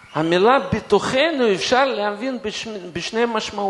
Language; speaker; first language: Hebrew; non-native, fluent; Russian